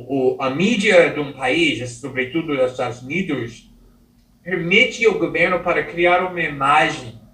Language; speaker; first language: Portuguese; non-native, fluent; English